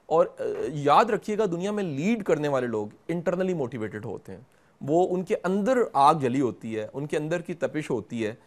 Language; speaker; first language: Urdu; non-native, local second language; Punjabi